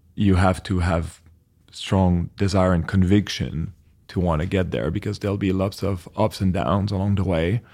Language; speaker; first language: English; non-native, fluent; French